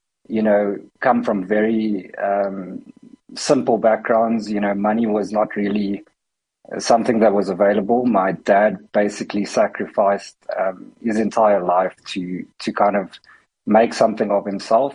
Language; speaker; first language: English; native; English